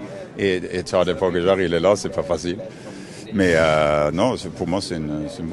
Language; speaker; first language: French; non-native, fluent; Norwegian